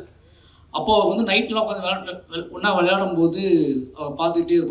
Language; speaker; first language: Tamil; native; Tamil